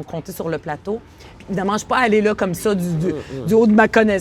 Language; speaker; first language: French; native; French